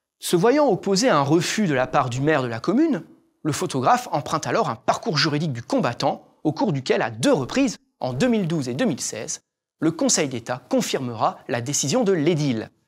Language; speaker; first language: French; native; French